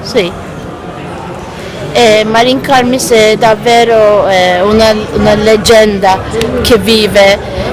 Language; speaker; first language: Italian; non-native, fluent; Turkish